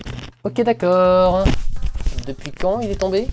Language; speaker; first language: French; native; French